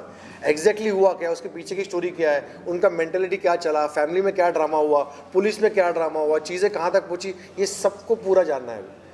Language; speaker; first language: Hindi; native; Hindi